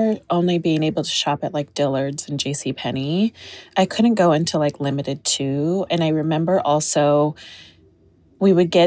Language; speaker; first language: English; native; English